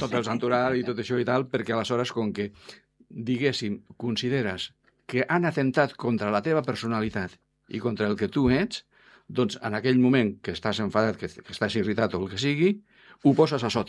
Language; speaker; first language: Catalan; non-native, fluent; Spanish